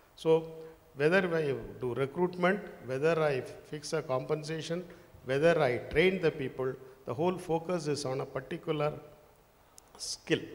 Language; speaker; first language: English; non-native, local second language; Tamil